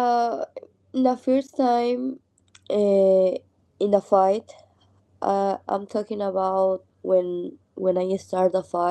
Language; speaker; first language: English; non-native, learner; Spanish